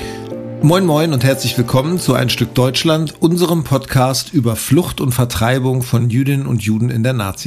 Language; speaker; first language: German; native; German